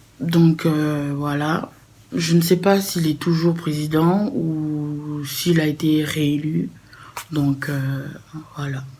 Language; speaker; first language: French; native; French